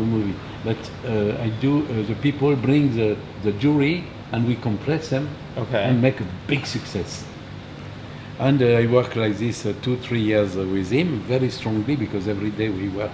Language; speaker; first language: English; non-native, learner; French